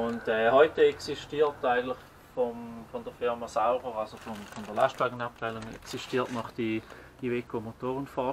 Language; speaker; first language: German; native; German